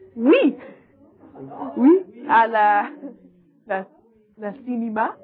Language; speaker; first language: French; non-native, learner; English